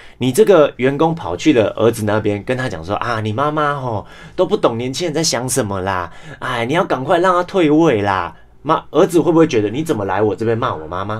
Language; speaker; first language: Chinese; non-native, local second language; English